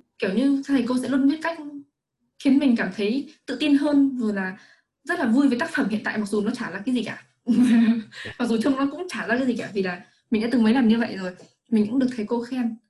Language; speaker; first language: Vietnamese; native; Vietnamese